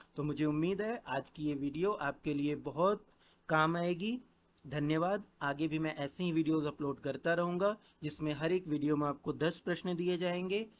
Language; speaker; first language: Hindi; native; Hindi